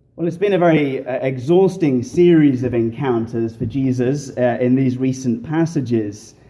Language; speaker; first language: English; native; English